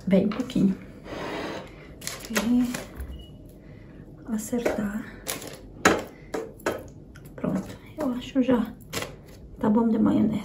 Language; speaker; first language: Portuguese; non-native, learner; Ukrainian